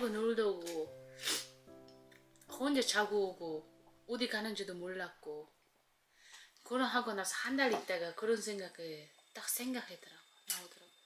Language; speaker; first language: Korean; non-native, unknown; Uzbek